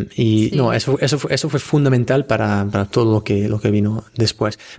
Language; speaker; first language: Spanish; non-native, fluent; English